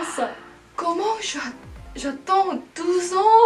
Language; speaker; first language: French; non-native, learner; Korean